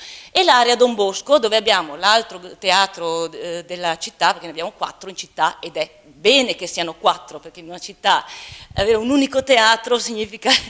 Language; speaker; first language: Italian; native; Italian